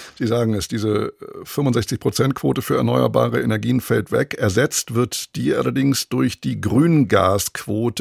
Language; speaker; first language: German; native; German